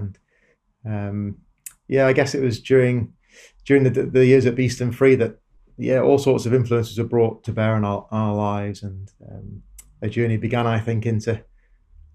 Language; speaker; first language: English; native; English